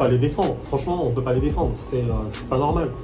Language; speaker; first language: French; native; French